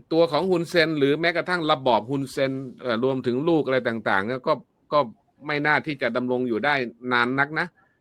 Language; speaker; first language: Thai; native; Thai